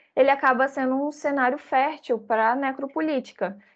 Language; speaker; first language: Portuguese; native; Portuguese